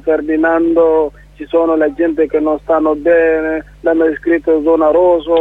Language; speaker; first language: Italian; non-native, learner; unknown